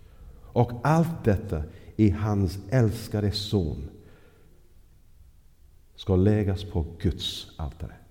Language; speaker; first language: Swedish; non-native, fluent; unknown